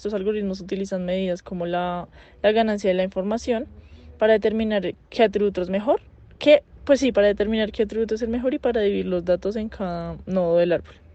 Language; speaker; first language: Spanish; native; Spanish